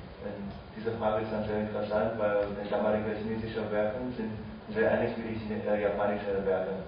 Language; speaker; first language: German; non-native, fluent; Chinese